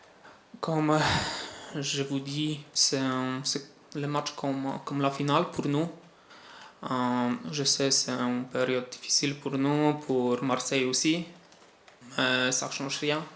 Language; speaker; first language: French; non-native, fluent; Polish